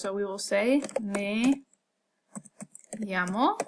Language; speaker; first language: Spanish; non-native, fluent; English